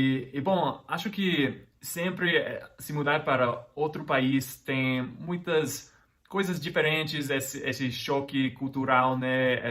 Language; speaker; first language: Portuguese; non-native, fluent; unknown